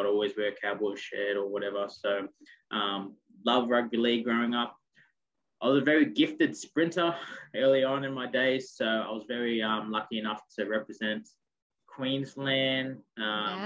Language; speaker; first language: English; non-native, local second language; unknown